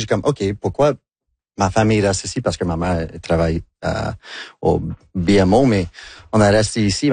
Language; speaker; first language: French; non-native, local second language; English